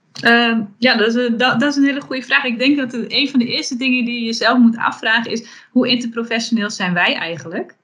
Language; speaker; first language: Dutch; native; Dutch